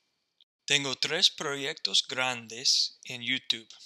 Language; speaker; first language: Spanish; non-native, fluent; English